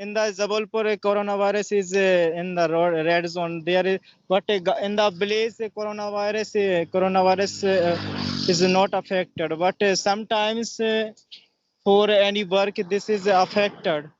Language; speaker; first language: English; non-native, learner; Hindi